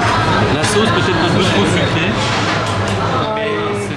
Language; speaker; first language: French; native; French